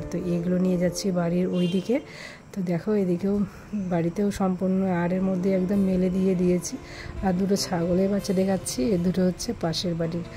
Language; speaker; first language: Bangla; non-native, local second language; Rangpuri